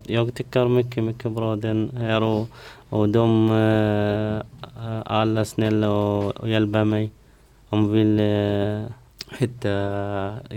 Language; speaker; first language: Swedish; non-native, learner; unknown